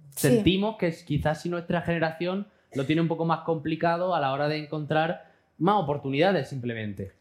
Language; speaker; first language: Spanish; native; Spanish